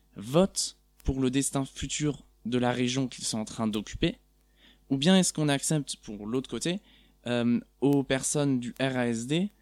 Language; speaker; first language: French; non-native, fluent; German